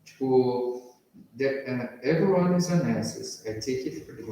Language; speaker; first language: English; non-native, learner; Portuguese